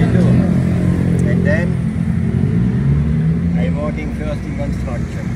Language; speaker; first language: English; non-native, learner; German